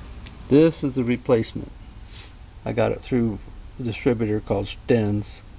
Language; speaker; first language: English; native; English